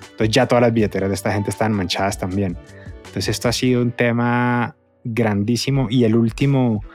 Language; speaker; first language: Spanish; native; Spanish